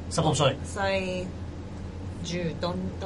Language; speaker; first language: Cantonese; non-native, learner; Japanese